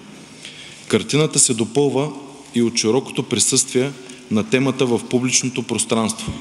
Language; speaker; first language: Bulgarian; native; Bulgarian